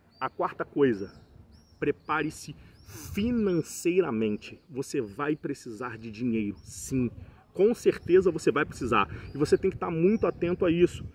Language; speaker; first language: Portuguese; native; Portuguese